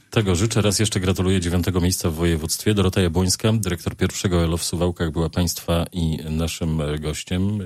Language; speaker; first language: Polish; native; Polish